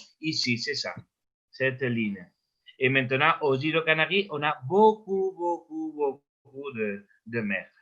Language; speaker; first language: French; non-native, learner; Spanish